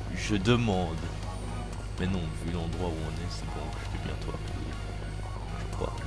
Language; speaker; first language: French; native; French